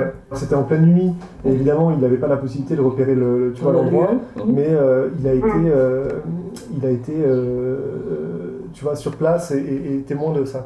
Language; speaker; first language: French; native; French